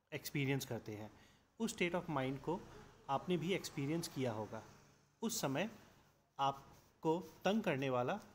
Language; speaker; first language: Hindi; non-native, local second language; Assamese